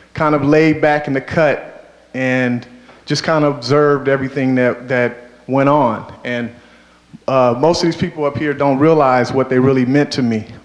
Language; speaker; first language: English; native; English